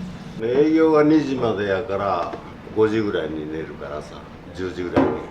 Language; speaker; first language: Japanese; native; Japanese